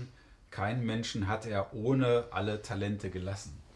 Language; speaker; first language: German; native; German